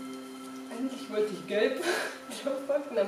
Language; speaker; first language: German; non-native, fluent; Romanian